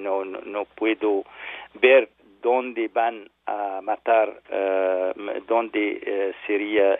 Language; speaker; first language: Spanish; non-native, learner; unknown